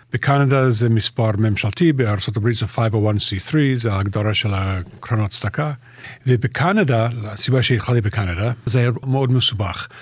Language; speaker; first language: Hebrew; non-native, fluent; English